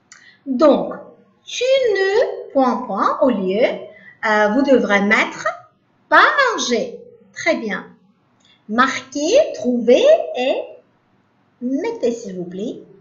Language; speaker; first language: French; non-native, learner; Uzbek